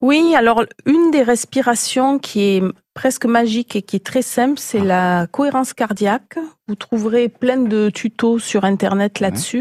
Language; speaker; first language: French; native; French